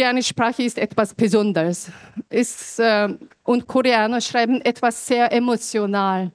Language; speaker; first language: German; non-native, fluent; Korean